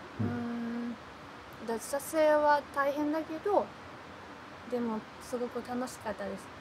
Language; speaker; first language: Japanese; non-native, fluent; Chinese